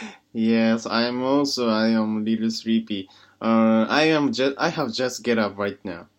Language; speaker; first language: English; non-native, learner; Japanese